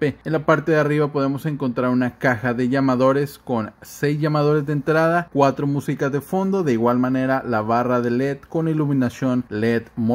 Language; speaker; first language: Spanish; native; Spanish